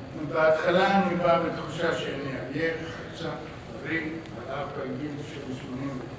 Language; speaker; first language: Hebrew; non-native, fluent; Arabic